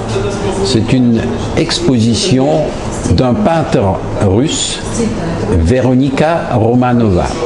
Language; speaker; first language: French; non-native, fluent; Russian